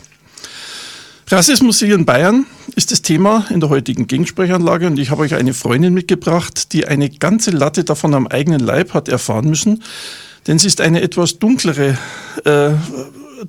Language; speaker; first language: German; native; German